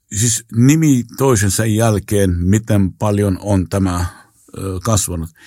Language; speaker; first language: Finnish; non-native, fluent; Arabic